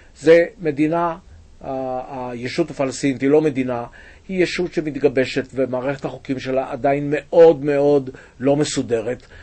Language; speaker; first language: Hebrew; native; Hebrew